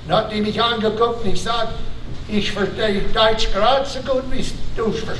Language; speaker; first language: German; early bilingual, heritage; German